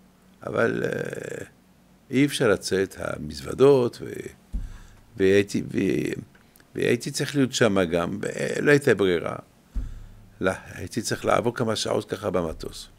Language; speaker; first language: Hebrew; non-native, fluent; French